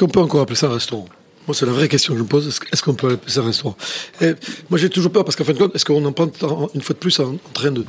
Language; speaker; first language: French; native; French